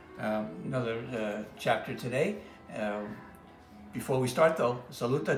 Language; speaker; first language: English; native; English